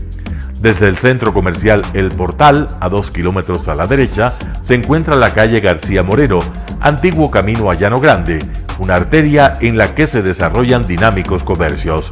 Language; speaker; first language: Spanish; native; Spanish